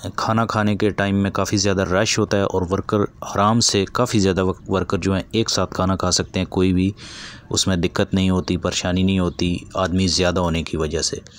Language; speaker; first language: Urdu; non-native, local second language; Punjabi